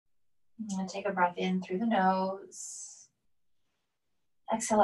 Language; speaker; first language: English; native; English